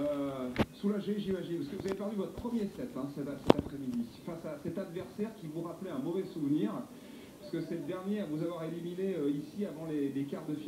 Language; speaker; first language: French; native; French